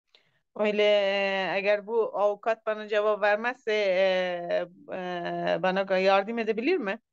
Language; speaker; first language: Turkish; non-native, learner; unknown